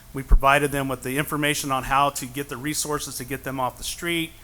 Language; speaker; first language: English; native; English